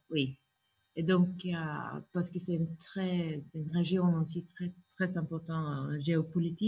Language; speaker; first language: French; non-native, fluent; Norwegian